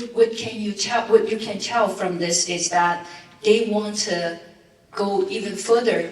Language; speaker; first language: English; non-native, fluent; Chinese